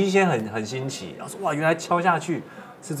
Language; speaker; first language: Chinese; native; Chinese